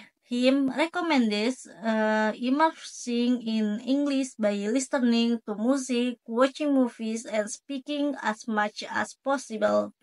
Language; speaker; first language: English; non-native, learner; Indonesian